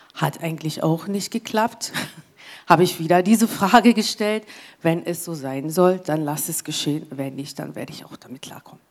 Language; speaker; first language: German; non-native, fluent; English